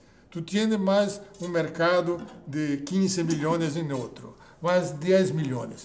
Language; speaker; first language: Spanish; non-native, fluent; Portuguese